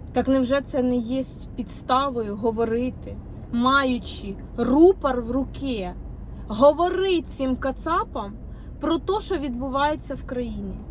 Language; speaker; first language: Ukrainian; non-native, local second language; Russian